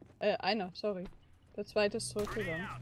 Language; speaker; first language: German; native; German